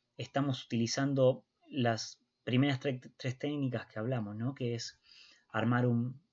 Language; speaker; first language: Spanish; native; Spanish